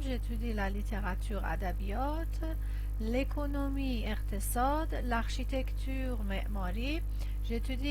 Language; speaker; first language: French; non-native, fluent; Persian